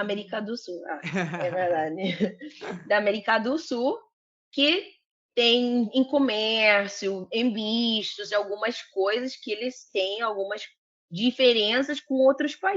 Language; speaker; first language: Portuguese; non-native, fluent; Spanish